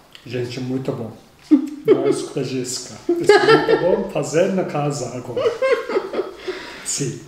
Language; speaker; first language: Portuguese; non-native, learner; Turkish